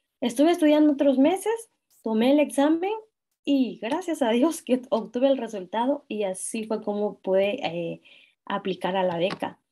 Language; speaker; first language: Spanish; non-native, local second language; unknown